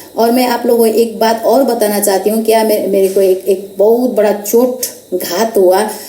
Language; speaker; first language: Hindi; non-native, local second language; Nepali